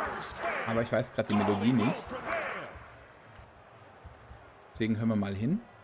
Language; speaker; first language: German; native; German